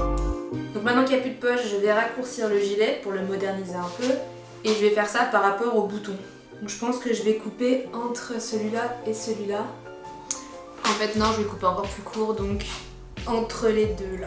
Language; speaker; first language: French; native; French